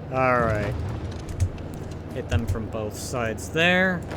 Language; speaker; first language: English; native; English